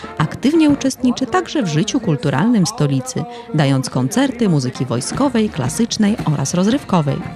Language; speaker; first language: Polish; early bilingual, heritage; Polish